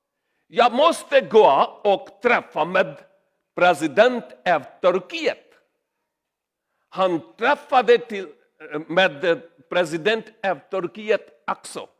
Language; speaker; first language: Swedish; non-native, learner; Urdu